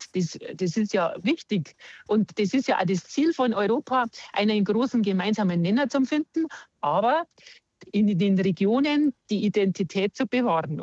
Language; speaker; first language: German; native; German